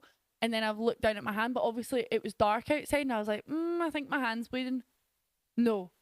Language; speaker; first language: English; native; English